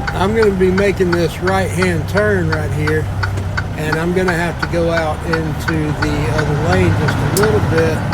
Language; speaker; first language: English; native; English